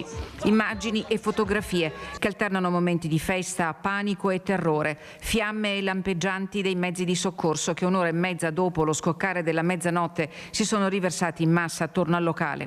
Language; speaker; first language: Italian; native; Italian